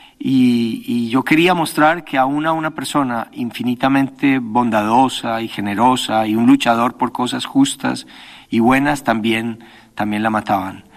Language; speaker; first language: Spanish; native; Spanish